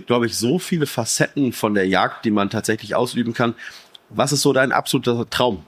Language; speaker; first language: German; native; German